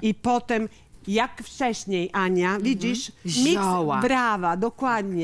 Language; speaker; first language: Polish; non-native, learner; Italian